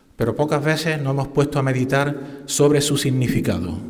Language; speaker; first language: Spanish; native; Spanish